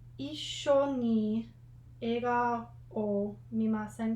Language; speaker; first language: Japanese; non-native, learner; English